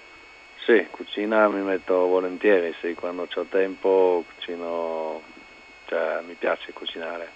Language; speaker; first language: Italian; non-native, local second language; German